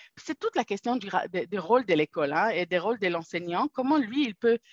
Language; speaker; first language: French; non-native, fluent; Hebrew